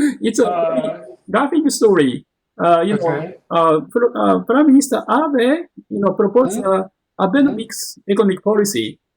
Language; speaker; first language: English; non-native, learner; Japanese